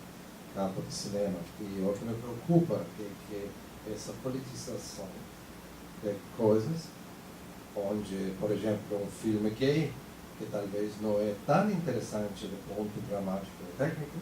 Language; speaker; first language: Portuguese; non-native, fluent; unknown